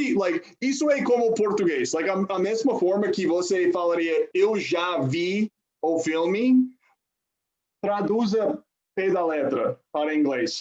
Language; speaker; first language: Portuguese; non-native, fluent; English